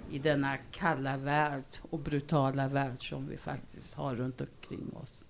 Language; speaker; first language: Swedish; early bilingual, other home language; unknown